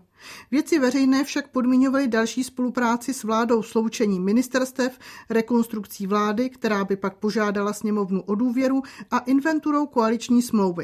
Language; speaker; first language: Czech; native; Czech